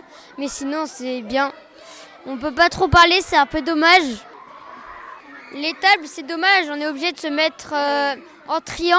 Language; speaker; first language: French; native; French